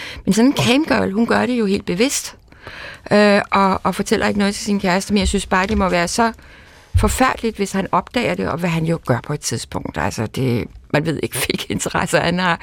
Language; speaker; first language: Danish; native; Danish